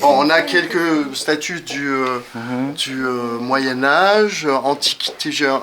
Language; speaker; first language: French; native; French